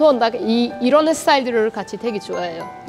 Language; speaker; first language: Korean; non-native, fluent; Persian